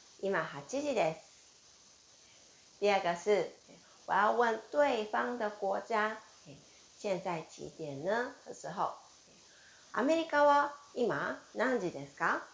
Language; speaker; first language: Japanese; non-native, fluent; Chinese